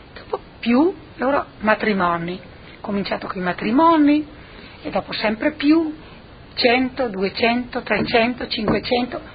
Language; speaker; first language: Italian; non-native, local second language; Friulian